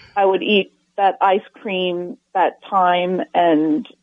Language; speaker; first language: English; native; English